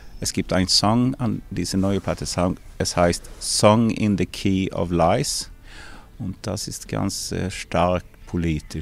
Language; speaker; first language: German; non-native, learner; Swedish